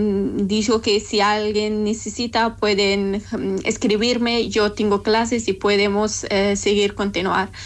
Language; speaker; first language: Spanish; non-native, learner; Persian